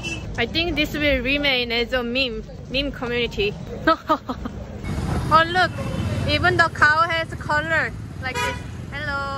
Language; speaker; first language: English; non-native, learner; Korean